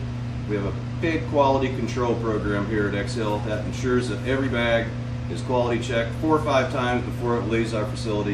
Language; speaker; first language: English; native; English